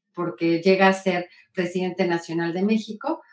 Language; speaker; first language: Spanish; native; Spanish